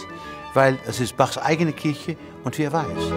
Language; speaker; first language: German; non-native, fluent; Dutch